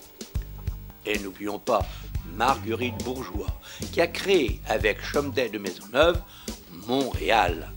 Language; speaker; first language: French; native; French